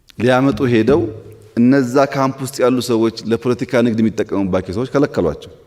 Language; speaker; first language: Amharic; non-native, local second language; Oromo